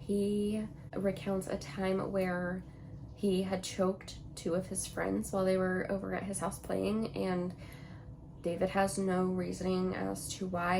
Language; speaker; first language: English; native; English